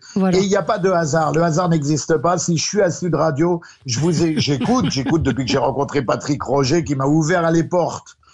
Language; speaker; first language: French; native; French